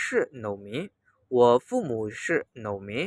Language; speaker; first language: Chinese; non-native, fluent; Burmese